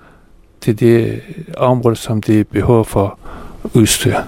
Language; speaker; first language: Danish; non-native, fluent; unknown